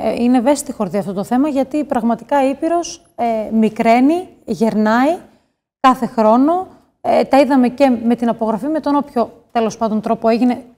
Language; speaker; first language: Greek; native; Greek